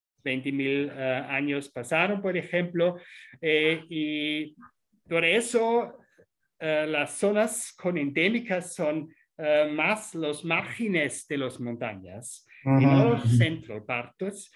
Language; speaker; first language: Spanish; non-native, fluent; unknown